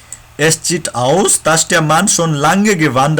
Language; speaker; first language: German; non-native, learner; Nepali